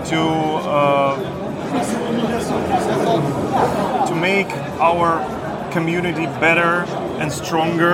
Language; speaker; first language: English; non-native, fluent; Ukrainian